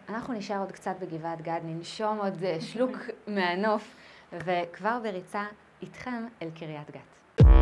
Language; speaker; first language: Hebrew; native; Hebrew